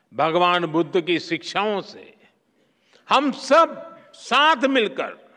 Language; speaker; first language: Hindi; non-native, local second language; Gujarati